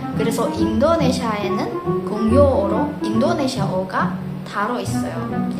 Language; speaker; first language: Korean; non-native, fluent; Indonesian